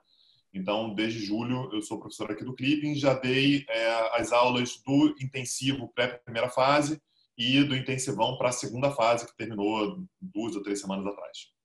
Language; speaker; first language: Portuguese; native; Portuguese